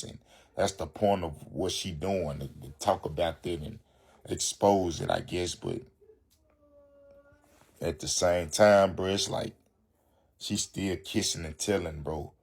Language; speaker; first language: English; native; English